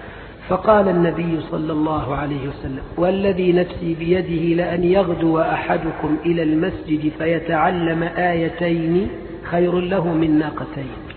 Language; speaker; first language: Arabic; native; Arabic